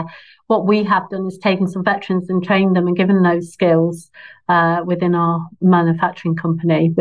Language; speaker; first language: English; native; English